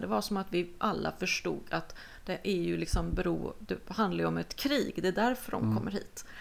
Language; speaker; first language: Swedish; early bilingual, other home language; Spanish